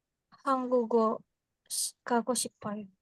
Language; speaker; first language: Korean; non-native, learner; Indonesian